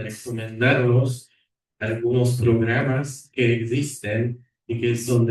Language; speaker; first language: Spanish; non-native, fluent; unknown